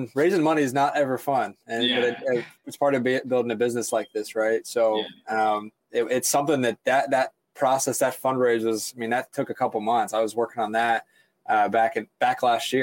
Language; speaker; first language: English; native; English